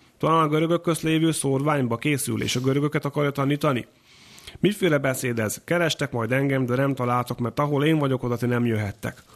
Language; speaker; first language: Hungarian; native; Hungarian